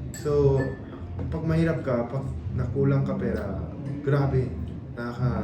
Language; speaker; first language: Filipino; non-native, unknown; Korean